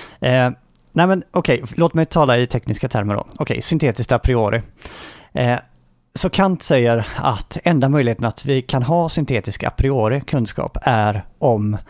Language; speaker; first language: Swedish; native; Swedish